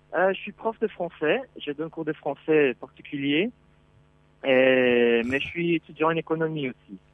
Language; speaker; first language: French; non-native, fluent; Portuguese